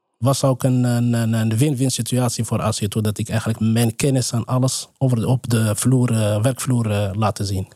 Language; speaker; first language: Dutch; non-native, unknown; Arabic